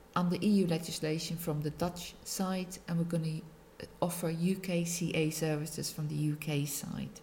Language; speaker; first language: English; non-native, fluent; Dutch